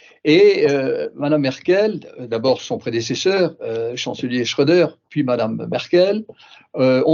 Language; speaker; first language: French; native; French